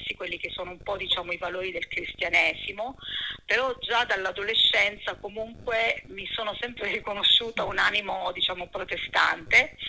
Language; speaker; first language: Italian; native; Italian